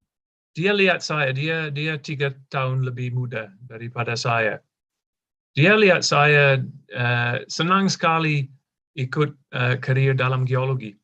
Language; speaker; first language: Indonesian; non-native, fluent; English